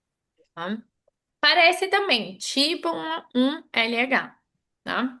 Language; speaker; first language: Portuguese; non-native, fluent; Spanish